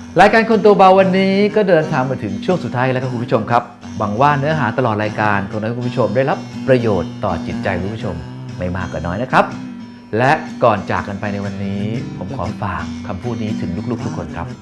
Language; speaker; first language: Thai; native; Thai